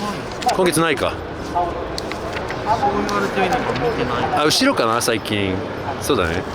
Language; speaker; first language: Japanese; non-native, fluent; English